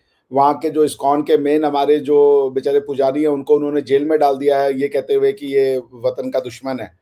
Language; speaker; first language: Hindi; native; Hindi